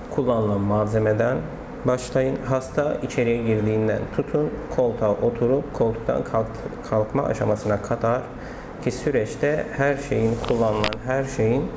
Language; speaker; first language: Turkish; native; Turkish